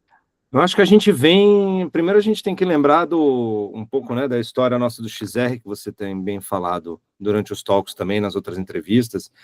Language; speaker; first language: Portuguese; native; Portuguese